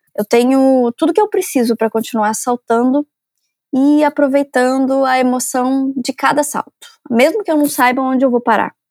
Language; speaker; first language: Portuguese; native; Portuguese